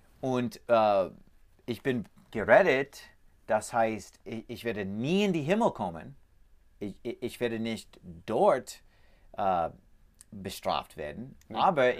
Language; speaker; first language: German; non-native, learner; English